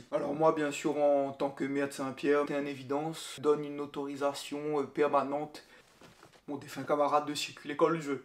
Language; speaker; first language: French; non-native, local second language; Réunion Creole French